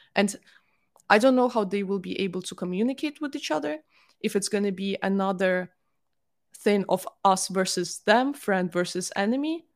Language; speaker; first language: English; non-native, fluent; Russian